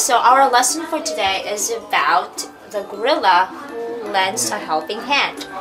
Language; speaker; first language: English; non-native, local second language; Cebuano